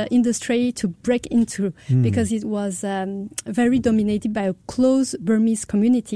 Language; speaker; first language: English; non-native, fluent; French